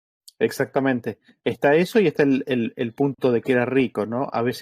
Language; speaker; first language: Spanish; native; Spanish